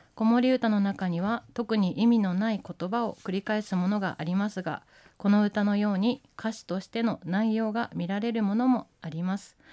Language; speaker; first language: Japanese; native; Japanese